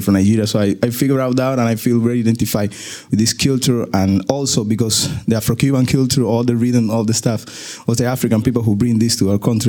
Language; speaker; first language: English; non-native, learner; Spanish